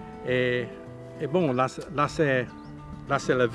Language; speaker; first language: French; non-native, learner; English